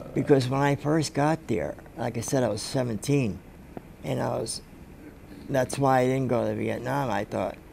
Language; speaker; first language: English; native; English